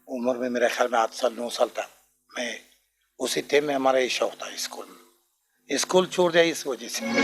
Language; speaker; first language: Hindi; non-native, learner; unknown